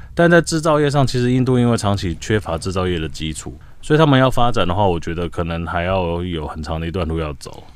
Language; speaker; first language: Chinese; native; Chinese